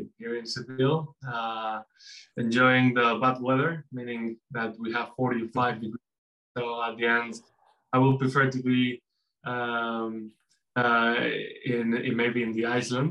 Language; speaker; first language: English; non-native, fluent; Spanish